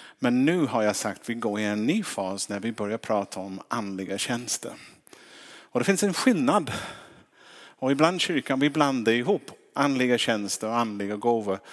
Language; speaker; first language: Swedish; non-native, fluent; English